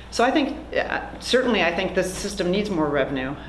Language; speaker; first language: English; native; English